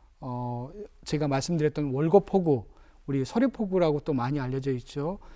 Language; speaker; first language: Korean; native; Korean